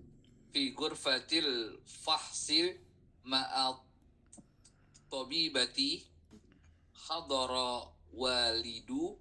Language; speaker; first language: Arabic; non-native, learner; Indonesian